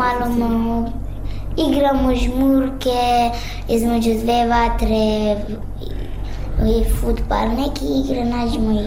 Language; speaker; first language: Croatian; non-native, learner; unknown